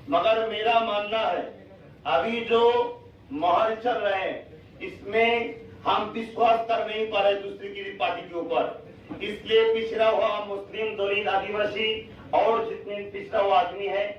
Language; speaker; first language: Hindi; non-native, local second language; Bangla